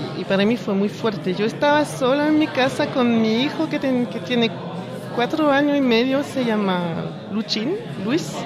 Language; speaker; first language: Spanish; early bilingual, heritage; French